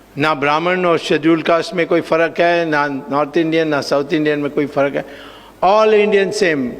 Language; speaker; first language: Hindi; non-native, local second language; Tamil